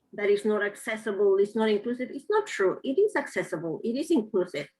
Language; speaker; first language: English; non-native, fluent; Spanish